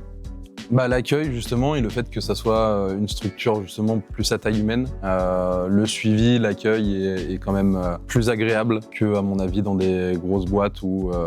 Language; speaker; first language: French; native; French